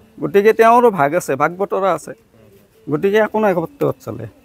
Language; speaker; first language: Assamese; native; Assamese